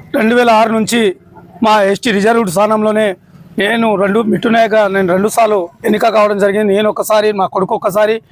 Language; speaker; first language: Telugu; non-native, local second language; Lambadi